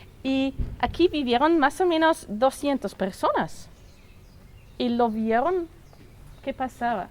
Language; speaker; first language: Spanish; non-native, learner; German